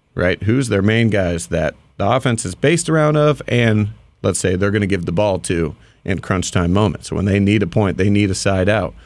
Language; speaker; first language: English; native; English